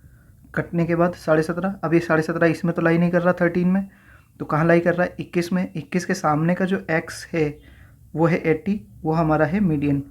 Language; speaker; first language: Hindi; native; Hindi